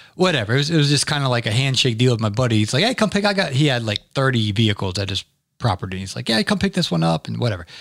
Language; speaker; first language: English; native; English